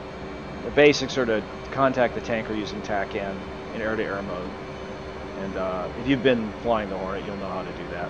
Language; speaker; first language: English; native; English